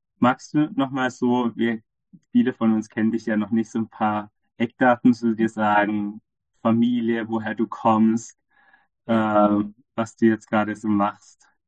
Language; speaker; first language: German; native; German